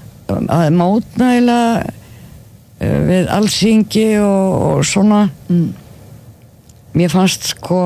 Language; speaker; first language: Icelandic; non-native, fluent; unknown